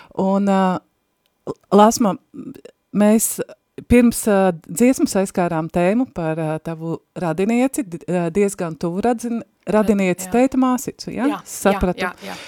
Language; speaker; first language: Latvian; native; Latvian